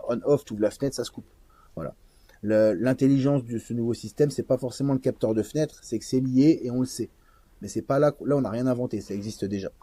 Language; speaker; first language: French; native; French